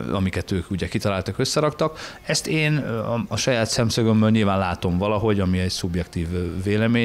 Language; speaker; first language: Hungarian; native; Hungarian